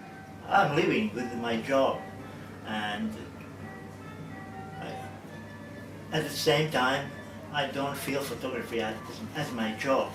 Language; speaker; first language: English; non-native, learner; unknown